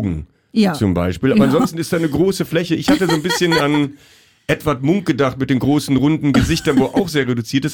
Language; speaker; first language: German; native; German